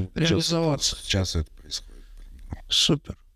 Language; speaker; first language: Russian; native; Russian